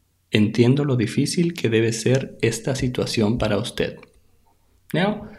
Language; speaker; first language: Spanish; native; Spanish